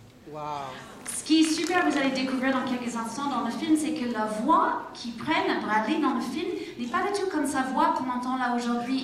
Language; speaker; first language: French; native; French